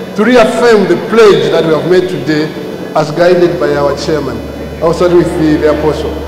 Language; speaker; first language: English; non-native, local second language; Bemba